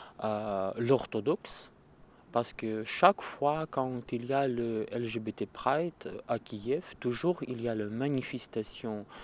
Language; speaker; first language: French; non-native, learner; Russian